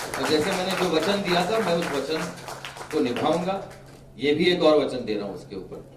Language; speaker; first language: Hindi; non-native, local second language; Marathi